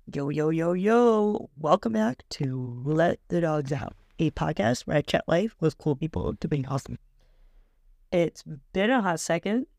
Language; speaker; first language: English; native; English